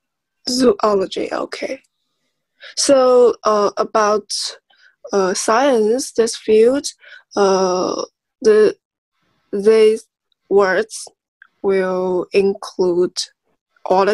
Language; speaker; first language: English; non-native, learner; Chinese